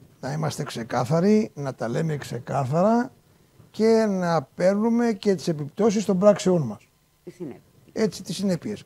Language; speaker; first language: Greek; native; Greek